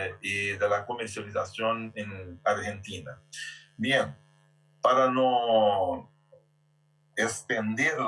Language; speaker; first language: Spanish; non-native, fluent; Portuguese